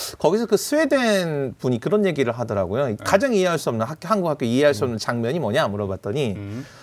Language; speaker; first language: Korean; native; Korean